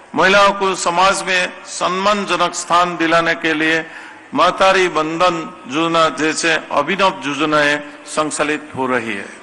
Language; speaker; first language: Hindi; non-native, local second language; Assamese